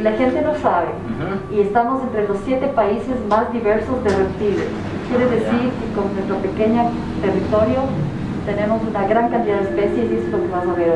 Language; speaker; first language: Spanish; native; Spanish